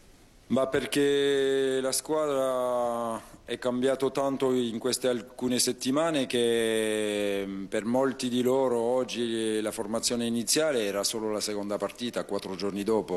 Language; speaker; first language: Italian; non-native, fluent; French